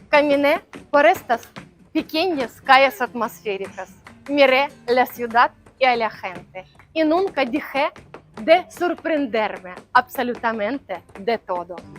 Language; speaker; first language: Spanish; non-native, learner; Russian